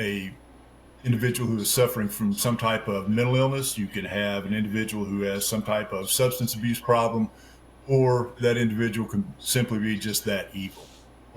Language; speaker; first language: English; native; English